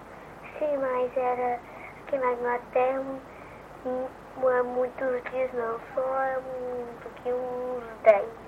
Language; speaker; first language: Portuguese; early bilingual, heritage; Portuguese